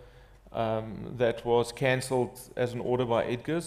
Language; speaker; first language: English; non-native, local second language; Afrikaans